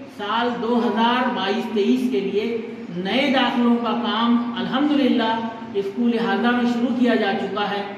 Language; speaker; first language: Urdu; native; Urdu